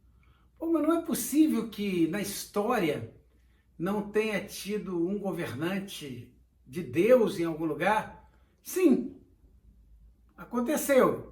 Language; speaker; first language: Portuguese; native; Portuguese